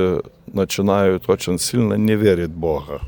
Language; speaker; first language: Russian; non-native, fluent; Lithuanian